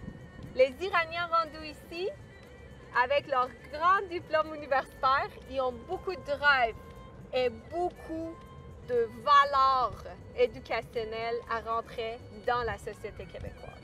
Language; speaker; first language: French; non-native, fluent; Persian